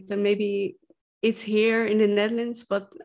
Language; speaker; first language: English; non-native, fluent; Dutch